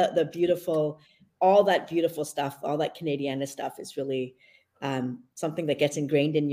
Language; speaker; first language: English; native; English